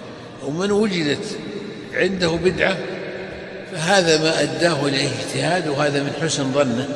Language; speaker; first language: Arabic; native; Arabic